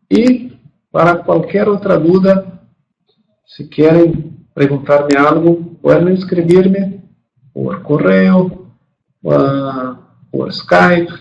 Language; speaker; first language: Spanish; non-native, fluent; Portuguese